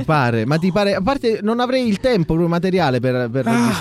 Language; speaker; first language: Italian; native; Italian